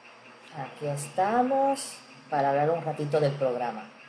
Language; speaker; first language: Spanish; native; Spanish